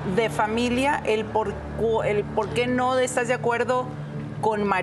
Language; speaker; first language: Spanish; native; Spanish